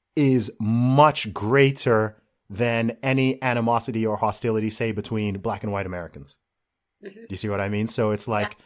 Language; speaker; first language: English; native; English